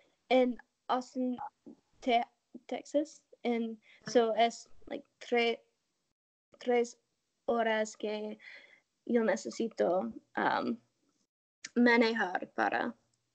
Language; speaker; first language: Spanish; non-native, learner; English